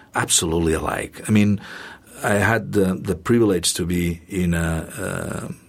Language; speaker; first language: English; non-native, fluent; Spanish